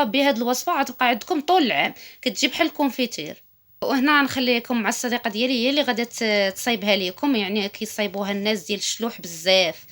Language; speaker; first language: Arabic; native; Arabic